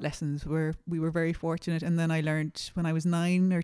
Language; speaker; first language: English; native; English